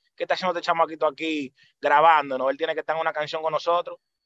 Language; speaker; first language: Spanish; early bilingual, heritage; Spanish